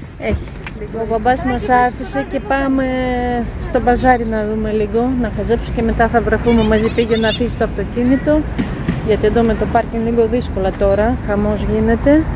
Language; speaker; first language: Greek; non-native, fluent; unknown